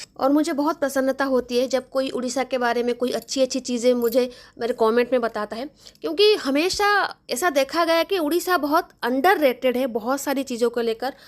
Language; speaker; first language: Hindi; non-native, local second language; Bangla